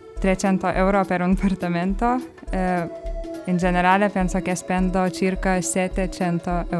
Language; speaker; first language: Italian; non-native, learner; Lithuanian